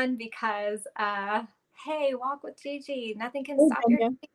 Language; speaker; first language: English; native; English